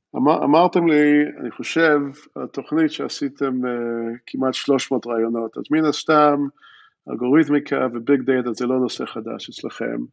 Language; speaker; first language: Hebrew; early bilingual, other home language; English